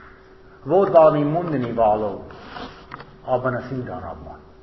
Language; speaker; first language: Hungarian; non-native, fluent; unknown